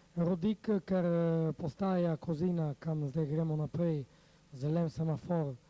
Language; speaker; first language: Slovenian; non-native, learner; Italian